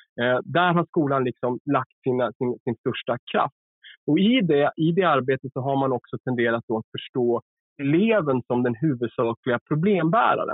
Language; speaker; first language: Swedish; native; Swedish